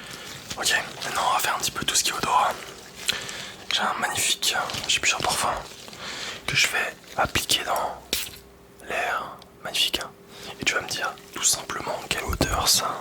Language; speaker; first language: French; native; French